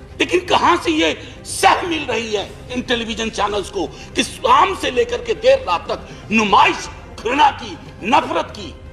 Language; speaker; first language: Hindi; native; Hindi